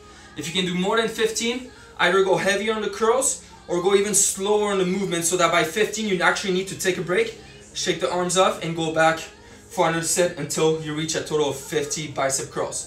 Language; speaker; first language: English; native; English